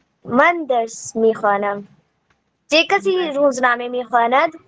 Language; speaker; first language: Persian; non-native, learner; Urdu